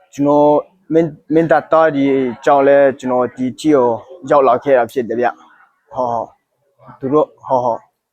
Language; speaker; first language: Burmese; non-native, local second language; Hakha Chin